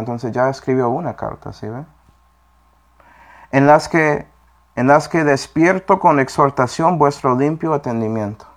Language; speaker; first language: Spanish; non-native, fluent; English